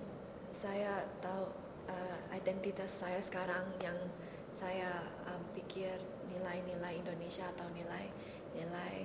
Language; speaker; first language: Indonesian; early bilingual, heritage; Indonesian